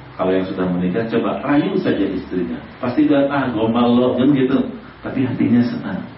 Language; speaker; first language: Indonesian; non-native, local second language; Sundanese